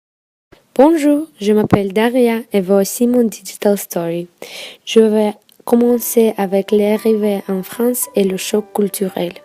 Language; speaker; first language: French; non-native, fluent; Russian